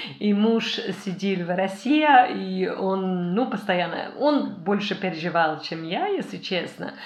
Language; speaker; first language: Russian; non-native, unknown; English